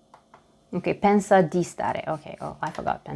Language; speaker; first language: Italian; non-native, learner; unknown